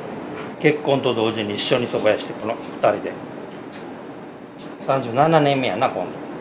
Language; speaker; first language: Japanese; native; Japanese